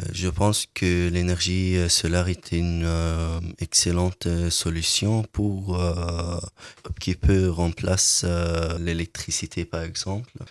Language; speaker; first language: French; non-native, learner; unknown